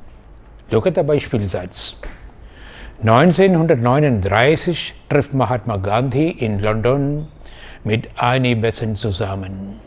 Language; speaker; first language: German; non-native, fluent; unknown